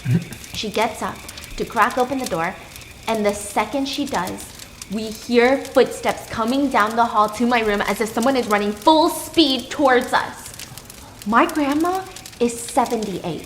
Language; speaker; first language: English; native; English